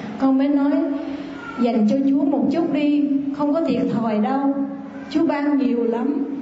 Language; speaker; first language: Vietnamese; native; Vietnamese